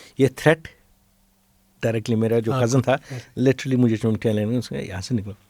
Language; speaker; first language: Urdu; non-native, local second language; Kashmiri